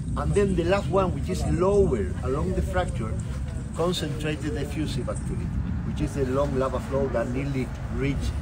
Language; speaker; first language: English; non-native, fluent; Spanish